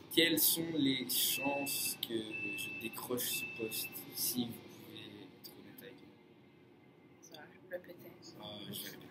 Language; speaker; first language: French; non-native, fluent; English